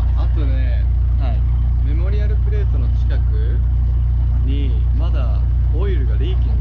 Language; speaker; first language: Japanese; native; Japanese